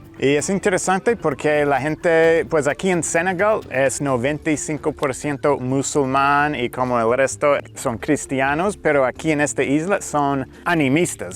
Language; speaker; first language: Spanish; non-native, fluent; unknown